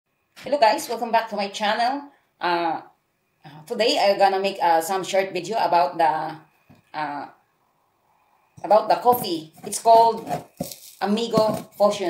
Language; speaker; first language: English; non-native, learner; Filipino